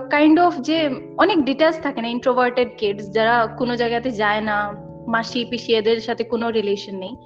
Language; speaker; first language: Bangla; non-native, local second language; Assamese